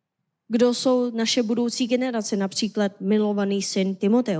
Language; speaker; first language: Czech; non-native, fluent; Korean